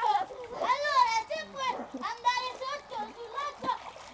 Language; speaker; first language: Italian; early bilingual, other home language; Filipino